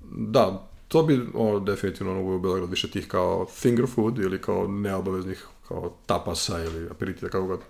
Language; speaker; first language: Serbian; native; Serbian